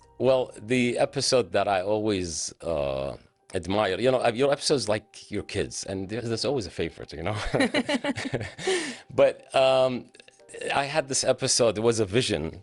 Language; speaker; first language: English; non-native, fluent; Arabic